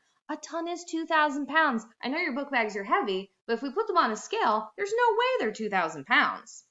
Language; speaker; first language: English; native; English